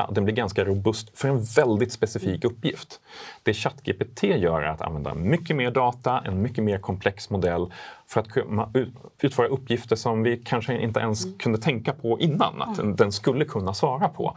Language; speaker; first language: Swedish; native; Swedish